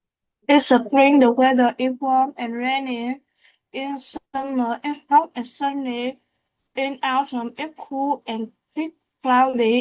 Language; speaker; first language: English; non-native, learner; Vietnamese